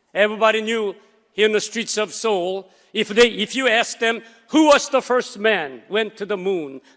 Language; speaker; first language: English; non-native, fluent; Korean